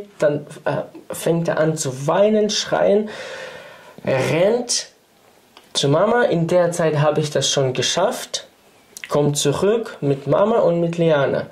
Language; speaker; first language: German; non-native, fluent; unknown